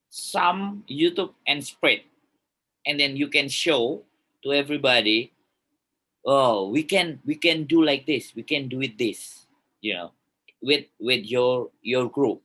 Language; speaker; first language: English; non-native, learner; Indonesian